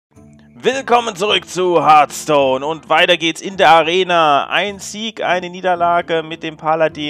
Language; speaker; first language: German; native; German